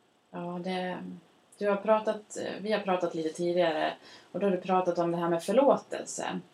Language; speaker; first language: Swedish; native; Swedish